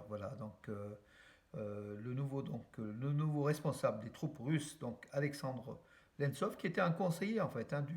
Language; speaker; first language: French; native; French